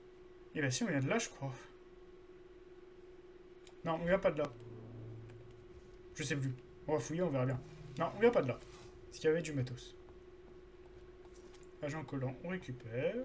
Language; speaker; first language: French; native; French